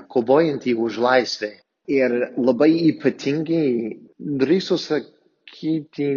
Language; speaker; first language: Lithuanian; non-native, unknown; English